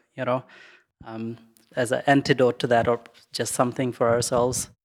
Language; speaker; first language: English; non-native, local second language; Urdu